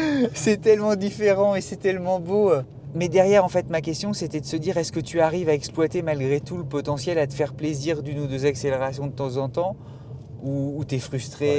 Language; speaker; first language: French; native; French